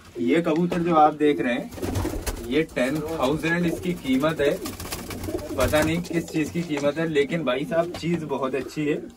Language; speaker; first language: Hindi; native; Hindi